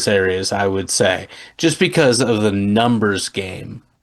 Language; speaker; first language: English; native; English